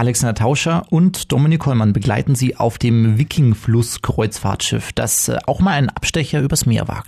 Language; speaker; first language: German; native; German